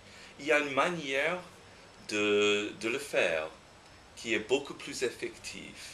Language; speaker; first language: French; non-native, fluent; English